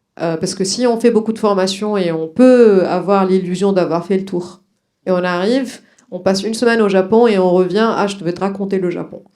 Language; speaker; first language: French; non-native, local second language; Arabic